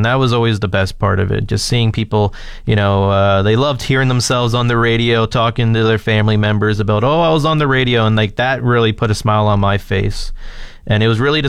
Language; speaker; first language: English; native; English